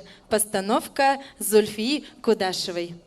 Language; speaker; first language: Russian; native; Russian